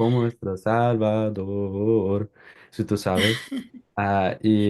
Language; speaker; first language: Spanish; non-native, learner; English